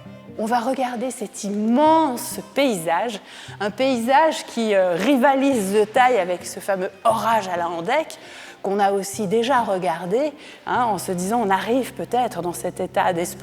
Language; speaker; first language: French; native; French